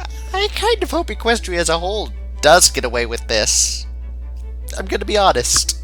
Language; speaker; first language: English; native; English